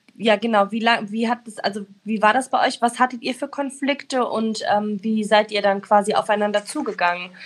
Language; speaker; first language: German; native; German